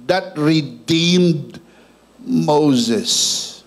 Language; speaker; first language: English; non-native, local second language; Filipino